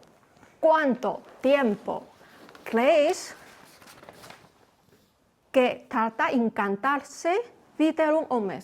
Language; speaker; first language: Spanish; non-native, fluent; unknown